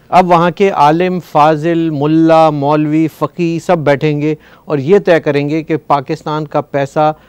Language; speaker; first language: Urdu; native; Urdu